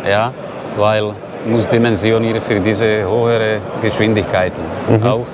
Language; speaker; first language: German; non-native, learner; Slovak